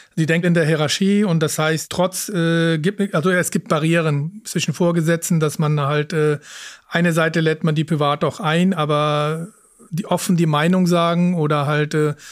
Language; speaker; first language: German; early bilingual, other home language; Punjabi